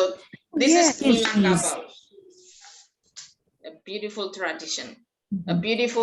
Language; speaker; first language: English; non-native, fluent; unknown